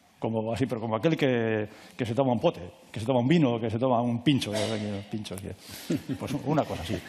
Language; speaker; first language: Spanish; native; Spanish